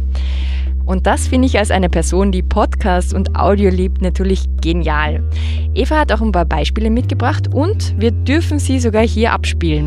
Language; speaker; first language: German; native; German